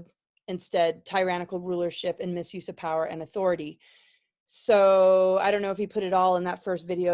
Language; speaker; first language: English; native; English